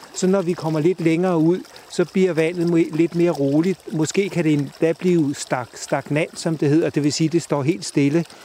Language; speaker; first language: Danish; native; Danish